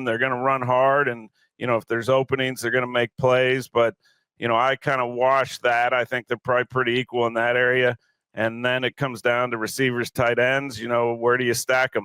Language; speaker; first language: English; native; English